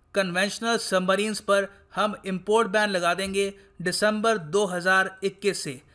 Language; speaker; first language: Hindi; native; Hindi